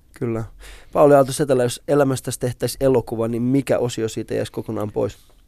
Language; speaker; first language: Finnish; early bilingual, other home language; Persian